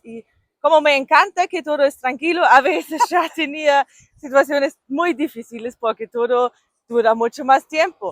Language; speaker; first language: Spanish; non-native, fluent; German